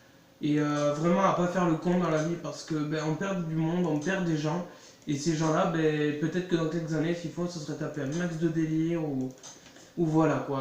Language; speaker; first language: French; native; French